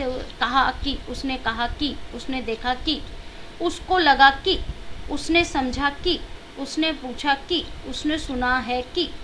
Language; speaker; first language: Hindi; native; Hindi